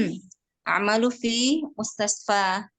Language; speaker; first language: Arabic; non-native, learner; Indonesian